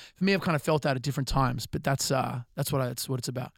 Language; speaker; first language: English; native; English